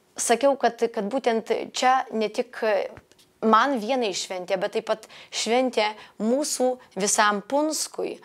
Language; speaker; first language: Lithuanian; native; Lithuanian